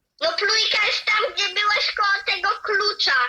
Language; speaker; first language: Polish; native; Polish